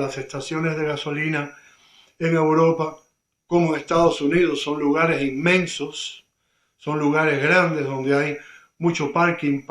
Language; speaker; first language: Spanish; native; Spanish